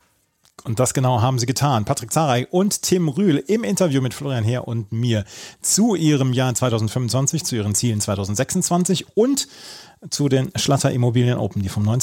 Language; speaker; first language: German; native; German